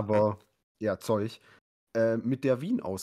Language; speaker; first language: German; native; German